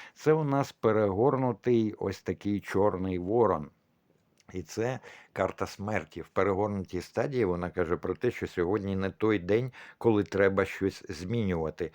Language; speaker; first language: Ukrainian; non-native, local second language; Russian